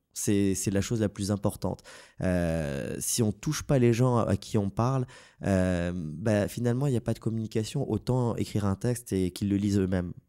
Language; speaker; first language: French; native; French